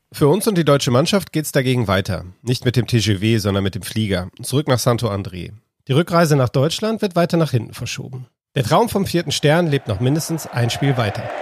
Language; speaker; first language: German; native; German